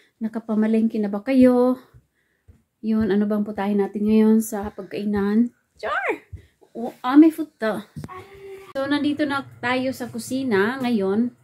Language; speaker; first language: Filipino; non-native, local second language; Cebuano